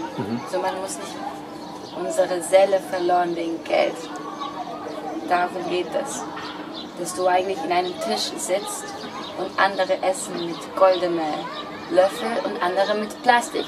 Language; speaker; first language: German; non-native, fluent; Greek